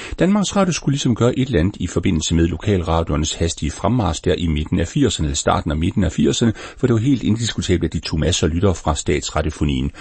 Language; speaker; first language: Danish; native; Danish